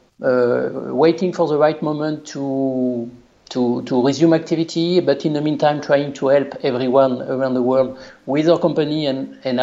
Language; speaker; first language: English; non-native, fluent; French